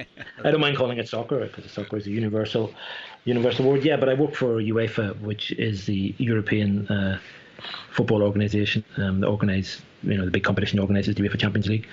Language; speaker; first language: English; native; English